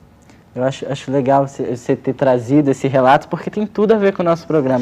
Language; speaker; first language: Portuguese; native; Portuguese